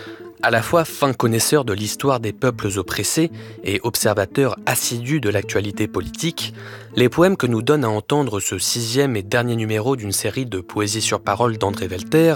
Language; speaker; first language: French; native; French